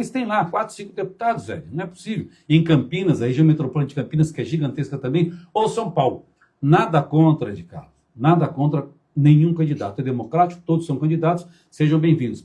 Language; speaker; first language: Portuguese; native; Portuguese